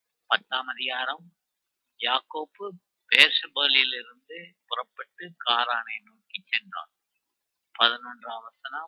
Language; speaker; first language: Tamil; native; Tamil